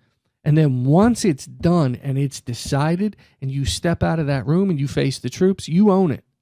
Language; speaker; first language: English; native; English